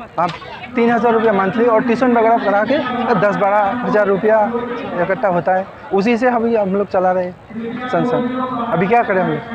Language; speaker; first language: Hindi; non-native, local second language; Assamese